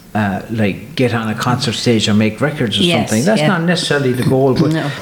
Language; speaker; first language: English; native; English